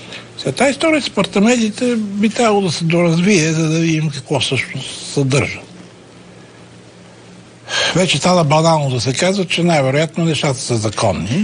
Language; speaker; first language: Bulgarian; native; Bulgarian